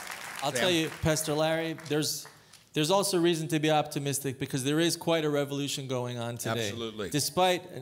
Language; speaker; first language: English; native; English